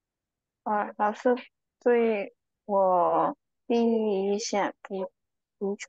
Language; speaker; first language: Chinese; non-native, learner; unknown